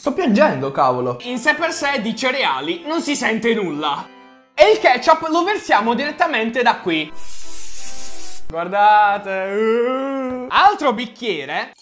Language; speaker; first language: Italian; native; Italian